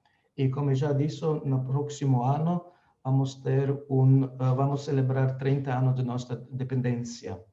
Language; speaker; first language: Spanish; non-native, fluent; Slovenian